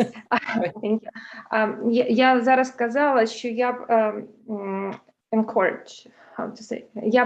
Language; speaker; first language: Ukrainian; early bilingual, heritage; English